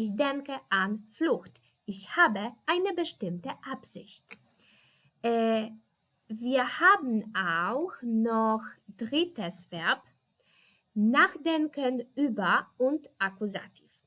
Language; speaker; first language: German; non-native, fluent; Polish